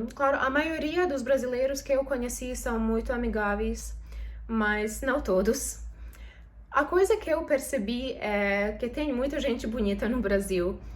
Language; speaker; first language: Portuguese; non-native, fluent; Serbian